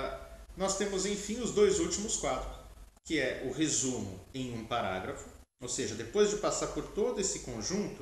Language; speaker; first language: Portuguese; native; Portuguese